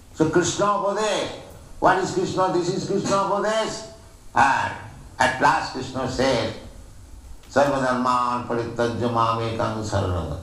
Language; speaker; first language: English; non-native, local second language; Bangla